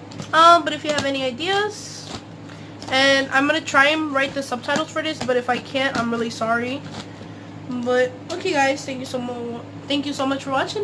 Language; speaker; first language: English; early bilingual, other home language; Spanish